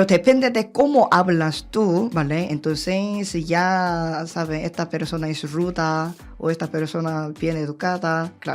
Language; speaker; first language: Spanish; non-native, learner; Korean